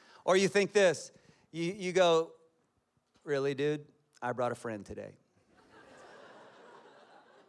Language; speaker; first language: English; native; English